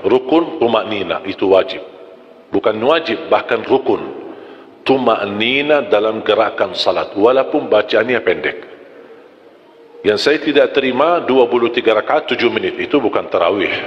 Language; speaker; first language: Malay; non-native, fluent; Arabic